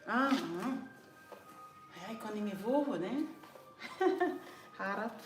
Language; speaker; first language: Dutch; non-native, fluent; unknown